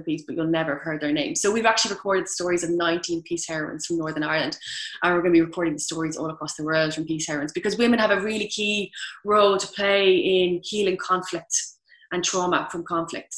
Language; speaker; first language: English; native; English